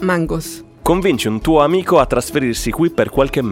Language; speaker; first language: Italian; native; Italian